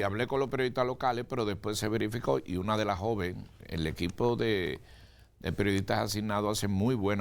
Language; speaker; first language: Spanish; native; Spanish